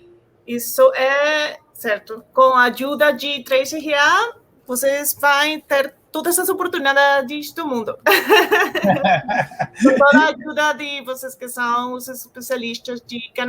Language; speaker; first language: Portuguese; non-native, fluent; Spanish